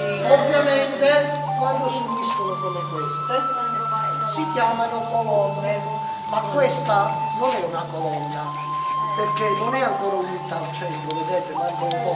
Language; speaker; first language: Italian; native; Italian